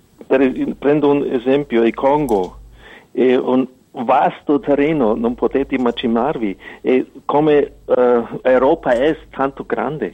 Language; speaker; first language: Italian; non-native, fluent; German